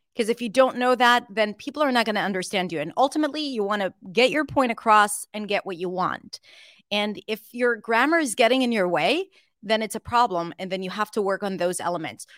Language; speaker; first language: English; non-native, fluent; Hebrew